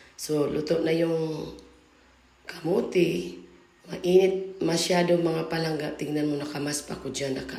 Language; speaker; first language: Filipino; non-native, local second language; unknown